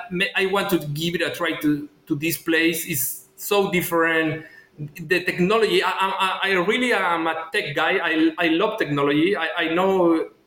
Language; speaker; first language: English; non-native, fluent; Spanish